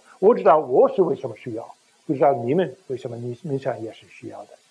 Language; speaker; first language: Chinese; non-native, fluent; English